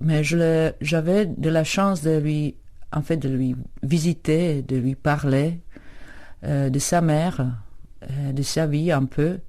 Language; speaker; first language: French; non-native, fluent; Czech